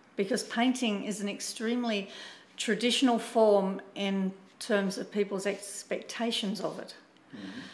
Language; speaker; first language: English; native; English